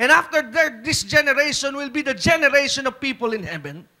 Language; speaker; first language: English; non-native, local second language; Filipino